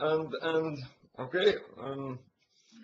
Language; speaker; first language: English; non-native, learner; Latvian